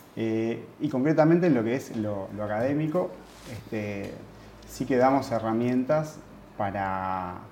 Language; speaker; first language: Spanish; native; Spanish